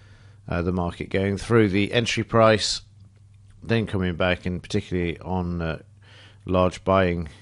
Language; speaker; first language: English; native; English